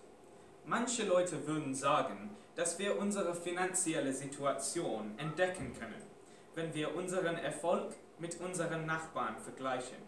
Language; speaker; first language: German; non-native, fluent; English